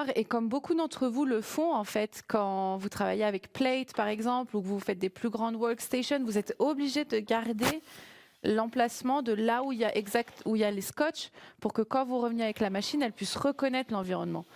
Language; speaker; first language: French; native; French